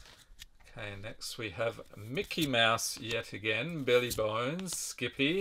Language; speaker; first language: English; native; English